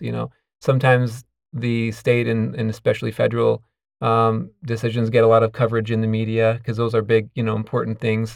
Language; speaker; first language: English; native; English